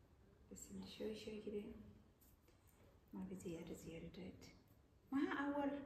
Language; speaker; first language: Arabic; non-native, learner; Nepali